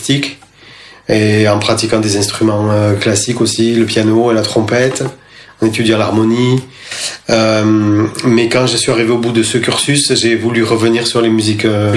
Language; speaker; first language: French; native; French